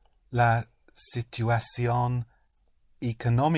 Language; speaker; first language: Spanish; non-native, learner; English